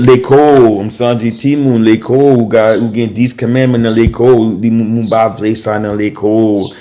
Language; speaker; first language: Haitian Creole; early bilingual, heritage; Haitian Creole